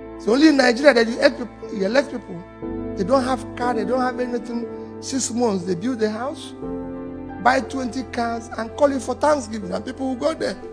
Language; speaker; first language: English; non-native, local second language; Igbo